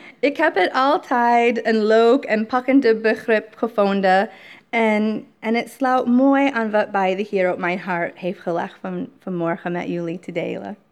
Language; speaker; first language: Dutch; non-native, fluent; English